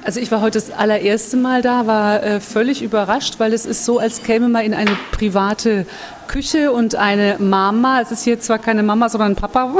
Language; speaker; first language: German; native; German